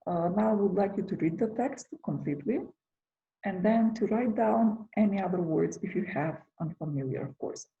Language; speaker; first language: English; non-native, fluent; Macedonian